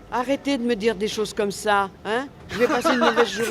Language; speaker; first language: French; native; French